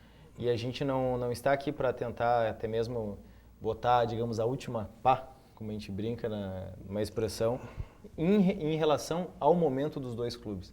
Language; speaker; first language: Portuguese; native; Portuguese